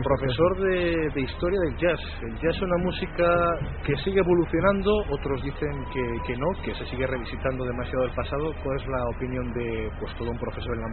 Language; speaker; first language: Spanish; native; Spanish